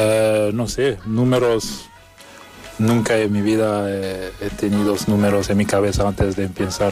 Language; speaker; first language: Spanish; non-native, fluent; French